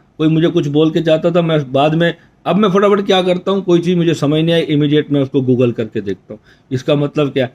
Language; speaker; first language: Hindi; native; Hindi